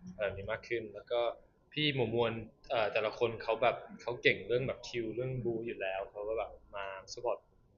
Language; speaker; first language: Thai; early bilingual, heritage; Thai